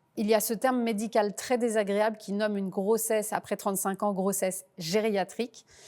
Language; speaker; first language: French; native; French